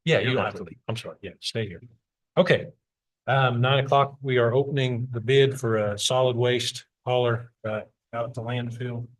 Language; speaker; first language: English; native; English